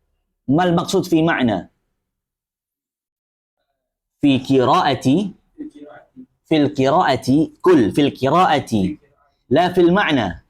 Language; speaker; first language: Arabic; non-native, fluent; Indonesian